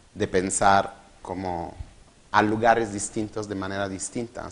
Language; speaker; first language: Spanish; non-native, fluent; Italian